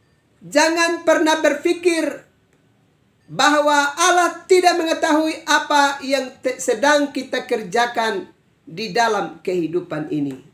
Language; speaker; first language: Indonesian; native; Indonesian